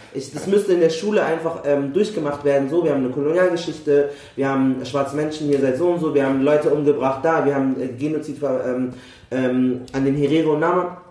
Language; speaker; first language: German; native; German